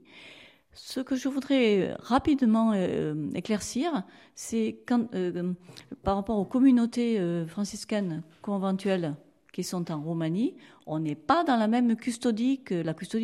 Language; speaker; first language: French; native; French